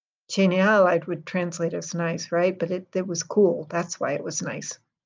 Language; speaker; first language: English; native; English